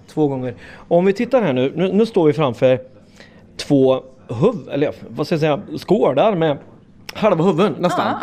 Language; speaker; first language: Swedish; native; Swedish